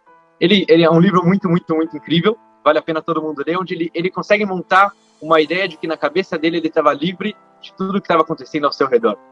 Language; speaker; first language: Portuguese; native; Portuguese